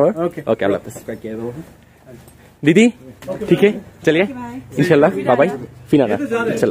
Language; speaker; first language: Hindi; non-native, learner; Bangla